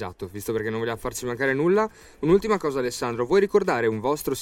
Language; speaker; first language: Italian; native; Italian